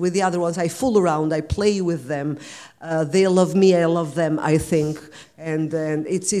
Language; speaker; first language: English; non-native, fluent; Albanian